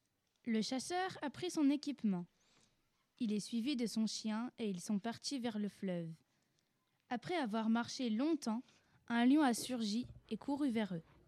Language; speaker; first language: French; native; French